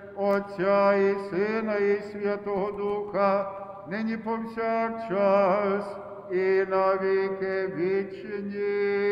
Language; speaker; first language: Ukrainian; early bilingual, heritage; Ukrainian